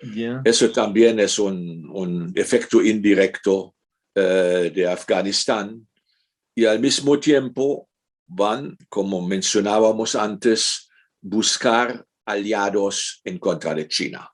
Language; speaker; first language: Spanish; non-native, fluent; German